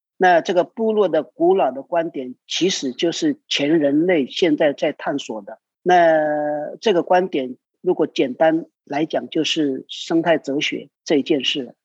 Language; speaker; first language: Chinese; non-native, local second language; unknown